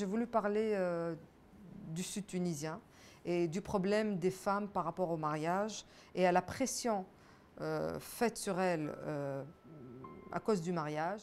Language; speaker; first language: French; non-native, local second language; Arabic